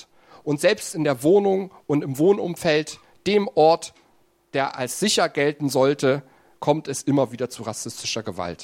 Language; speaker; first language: German; native; German